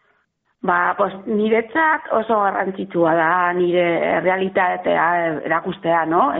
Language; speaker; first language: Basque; non-native, local second language; Spanish